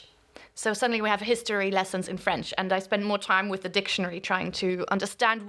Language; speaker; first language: English; non-native, fluent; Luxembourgish